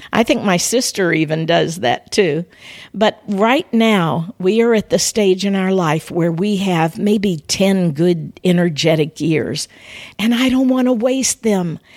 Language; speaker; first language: English; native; English